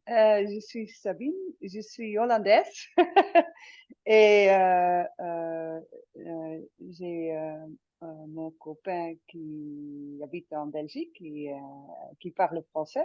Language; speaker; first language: French; non-native, fluent; Dutch